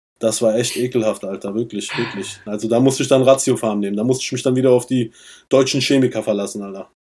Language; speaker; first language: German; early bilingual, other home language; Persian